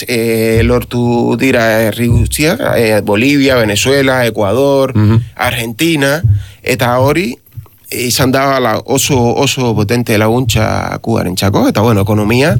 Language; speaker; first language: Basque; non-native, learner; Spanish